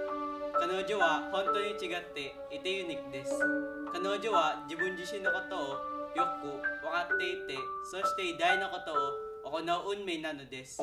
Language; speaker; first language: Japanese; non-native, learner; Filipino